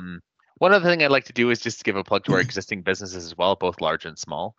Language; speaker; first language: English; native; English